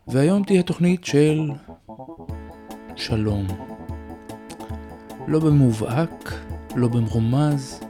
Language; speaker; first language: Hebrew; native; Hebrew